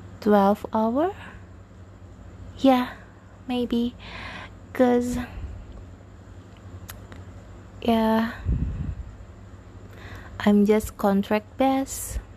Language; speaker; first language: English; non-native, learner; Indonesian